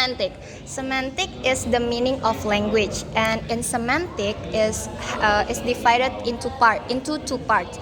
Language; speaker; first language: English; non-native, learner; Indonesian